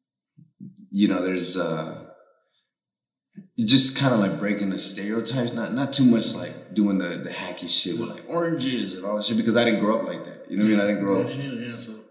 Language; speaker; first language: English; early bilingual, other home language; Spanish